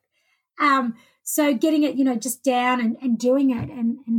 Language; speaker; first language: English; native; English